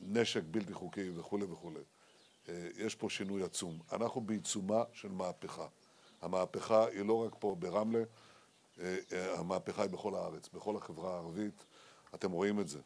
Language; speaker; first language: Hebrew; native; Hebrew